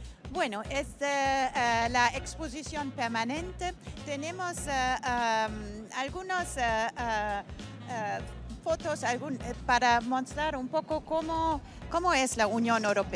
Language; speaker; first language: Spanish; non-native, fluent; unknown